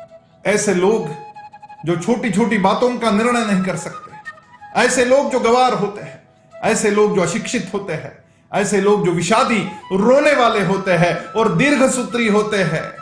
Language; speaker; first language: Hindi; native; Hindi